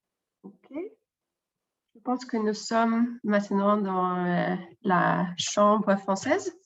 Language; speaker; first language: French; non-native, fluent; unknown